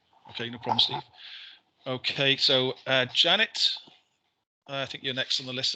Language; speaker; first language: English; native; English